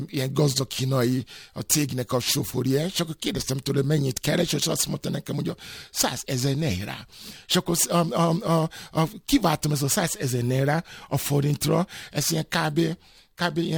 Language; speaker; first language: Hungarian; non-native, fluent; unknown